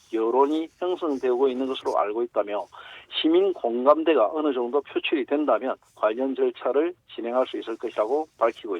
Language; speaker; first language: Korean; native; Korean